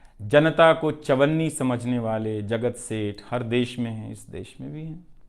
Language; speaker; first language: Hindi; non-native, local second language; Bhojpuri